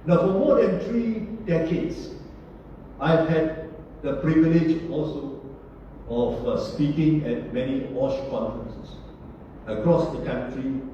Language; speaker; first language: English; non-native, local second language; Malay